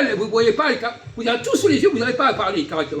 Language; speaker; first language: French; native; French